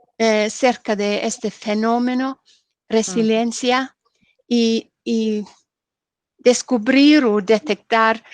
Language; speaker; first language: Spanish; non-native, learner; Norwegian